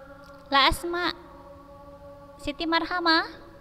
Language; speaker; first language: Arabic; non-native, fluent; Indonesian